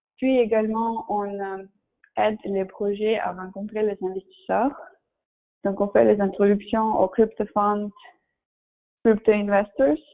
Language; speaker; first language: French; non-native, fluent; Russian